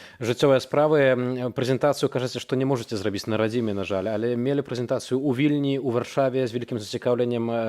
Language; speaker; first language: Belarusian; native; Belarusian